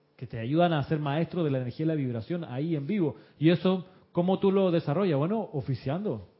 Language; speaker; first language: Spanish; early bilingual, other home language; Russian